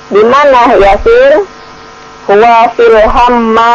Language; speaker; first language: Arabic; non-native, learner; Indonesian